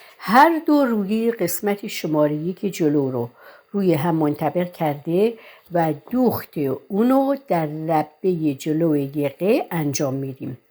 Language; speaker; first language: Persian; native; Persian